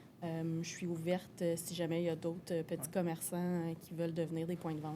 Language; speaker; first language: French; native; French